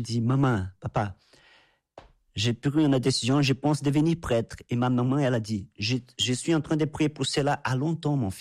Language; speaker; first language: French; non-native, fluent; Portuguese